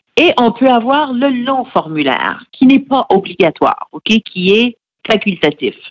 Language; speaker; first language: French; native; French